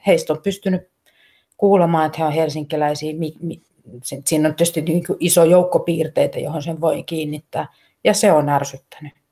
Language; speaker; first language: Finnish; native; Finnish